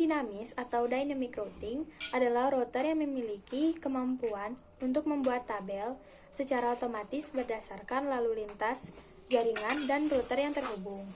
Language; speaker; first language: Indonesian; native; Indonesian